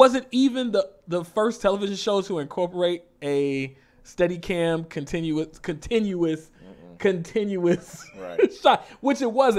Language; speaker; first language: English; native; English